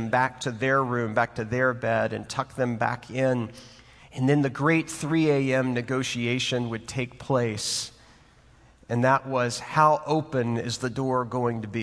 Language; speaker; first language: English; native; English